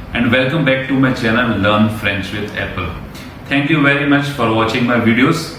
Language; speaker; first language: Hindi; native; Hindi